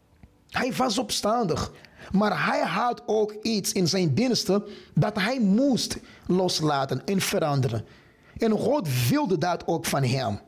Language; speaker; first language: Dutch; non-native, fluent; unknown